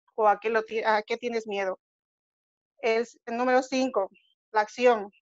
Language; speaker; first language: Spanish; native; Spanish